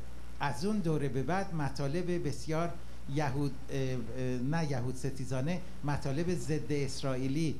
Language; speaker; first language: Persian; native; Persian